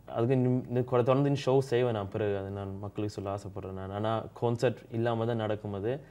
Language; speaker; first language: Tamil; early bilingual, heritage; Tamil